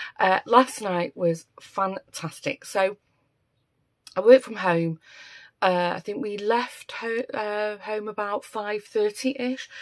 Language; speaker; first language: English; native; English